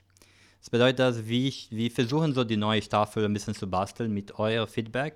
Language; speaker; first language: German; non-native, learner; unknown